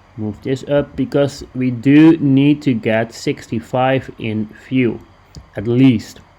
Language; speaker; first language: English; non-native, fluent; Dutch